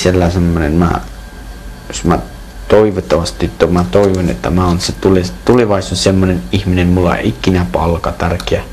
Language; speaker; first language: Finnish; non-native, learner; Persian